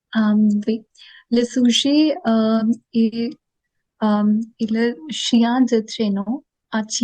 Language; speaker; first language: French; non-native, learner; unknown